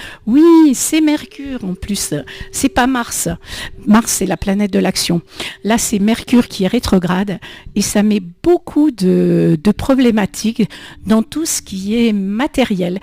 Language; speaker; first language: French; native; French